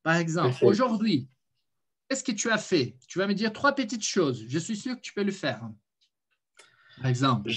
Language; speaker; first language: French; non-native, fluent; Portuguese